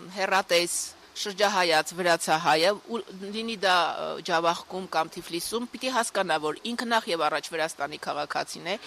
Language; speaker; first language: Armenian; native; Armenian